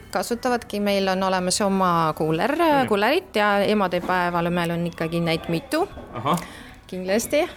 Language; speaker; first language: Estonian; non-native, local second language; Russian